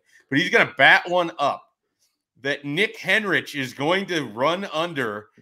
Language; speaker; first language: English; native; English